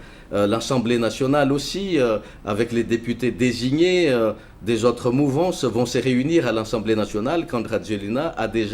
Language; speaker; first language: French; non-native, local second language; Malagasy